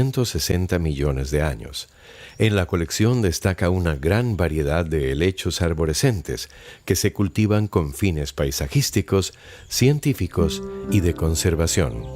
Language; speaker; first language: Spanish; native; Spanish